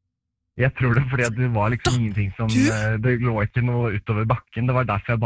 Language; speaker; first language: Norwegian; native; Norwegian